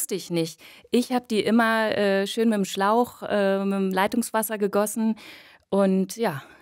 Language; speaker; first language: German; native; German